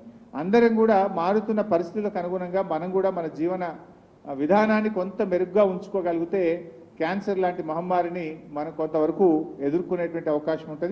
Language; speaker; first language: Telugu; native; Telugu